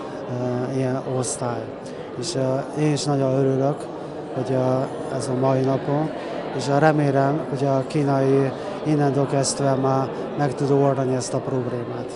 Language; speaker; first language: Hungarian; non-native, learner; Chinese